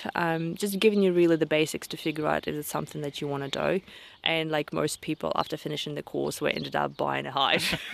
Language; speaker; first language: English; non-native, fluent; Russian